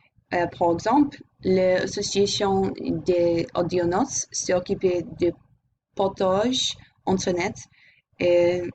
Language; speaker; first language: French; non-native, learner; English